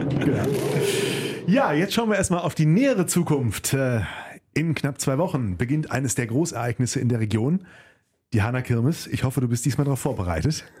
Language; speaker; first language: German; native; German